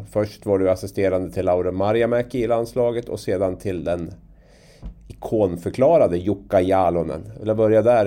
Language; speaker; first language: Swedish; native; Swedish